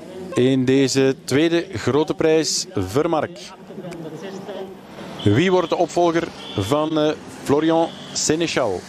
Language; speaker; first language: Dutch; native; Dutch